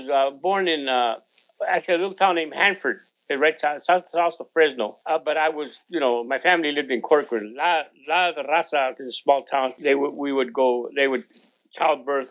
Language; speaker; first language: English; non-native, local second language; Spanish